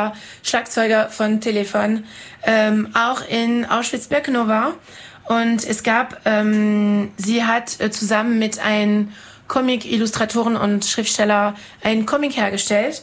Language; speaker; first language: German; non-native, fluent; French